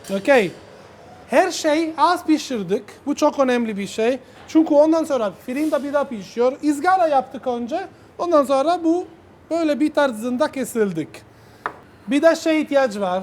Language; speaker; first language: Turkish; non-native, learner; Italian